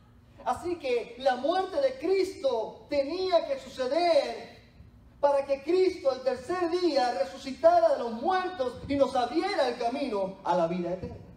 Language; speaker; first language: Spanish; native; Spanish